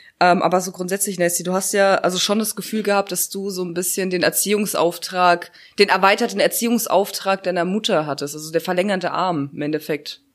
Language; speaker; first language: German; early bilingual, other home language; Russian